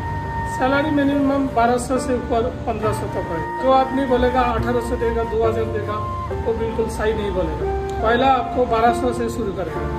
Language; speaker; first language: Hindi; non-native, fluent; Bangla